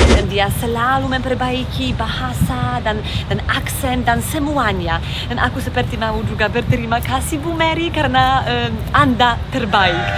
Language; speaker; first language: Indonesian; non-native, fluent; Polish